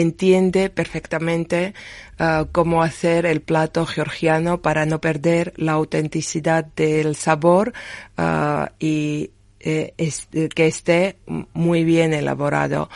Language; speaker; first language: Spanish; non-native, learner; Georgian